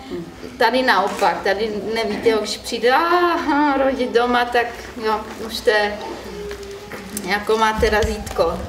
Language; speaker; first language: Czech; non-native, learner; German